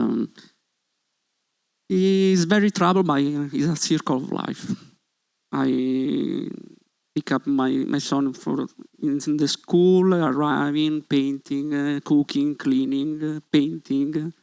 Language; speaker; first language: English; non-native, learner; Italian